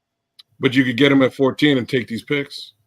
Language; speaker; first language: English; native; English